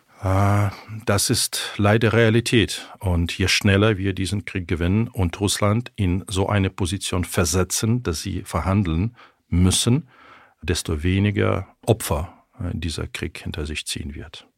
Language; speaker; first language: German; non-native, fluent; Ukrainian